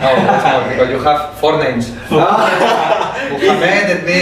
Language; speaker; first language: English; non-native, fluent; Spanish